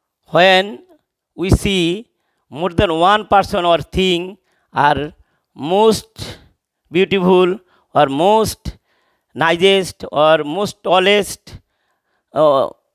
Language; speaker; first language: English; non-native, local second language; Bangla